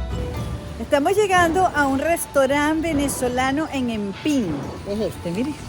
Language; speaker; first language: Spanish; native; Spanish